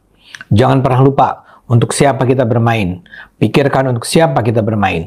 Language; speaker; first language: Indonesian; native; Indonesian